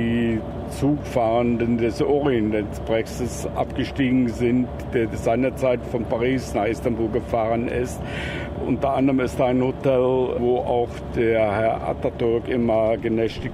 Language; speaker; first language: German; native; German